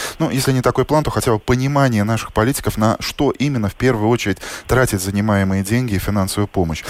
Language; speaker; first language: Russian; native; Russian